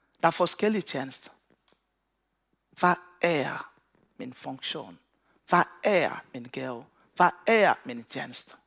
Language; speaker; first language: Danish; non-native, learner; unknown